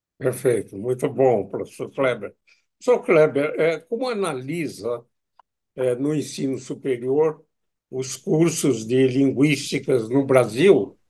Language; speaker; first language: Portuguese; native; Portuguese